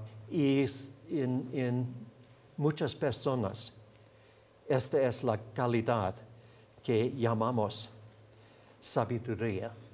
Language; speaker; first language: Spanish; non-native, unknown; English